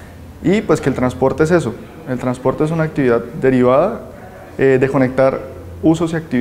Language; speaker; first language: Spanish; native; Spanish